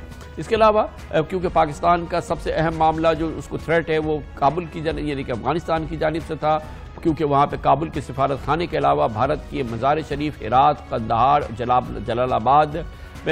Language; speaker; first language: Urdu; native; Urdu